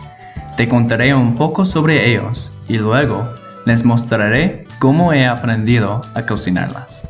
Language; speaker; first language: Spanish; non-native, learner; English